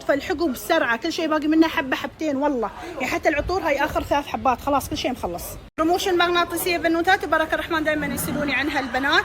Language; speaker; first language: Arabic; native; Arabic